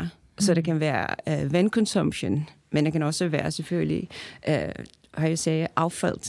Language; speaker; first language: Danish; non-native, fluent; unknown